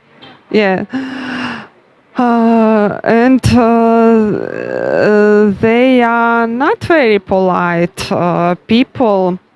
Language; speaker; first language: English; non-native, learner; Russian